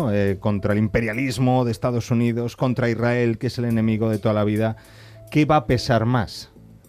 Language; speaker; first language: Spanish; native; Spanish